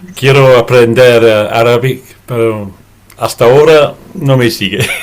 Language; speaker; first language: Spanish; non-native, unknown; English